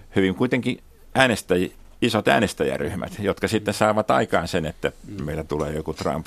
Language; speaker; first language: Finnish; native; Finnish